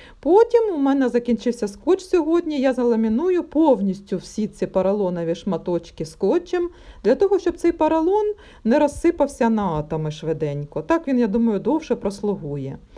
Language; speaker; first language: Ukrainian; non-native, local second language; Russian